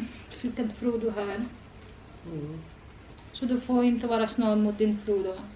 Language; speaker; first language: Swedish; non-native, learner; Indonesian